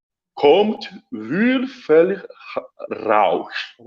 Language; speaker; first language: German; non-native, learner; Portuguese